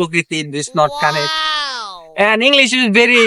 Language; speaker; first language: English; non-native, learner; Bangla